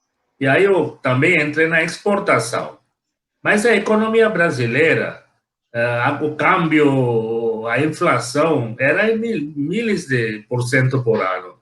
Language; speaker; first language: Portuguese; non-native, fluent; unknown